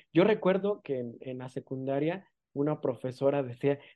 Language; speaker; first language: Spanish; non-native, local second language; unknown